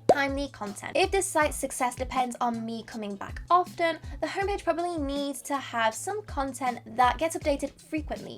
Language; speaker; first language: English; non-native, fluent; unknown